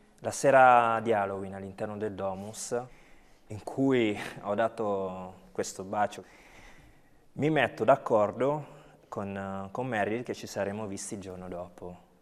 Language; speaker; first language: Italian; early bilingual, other home language; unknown